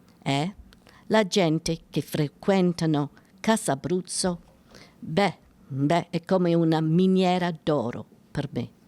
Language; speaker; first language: Italian; early bilingual, heritage; Italian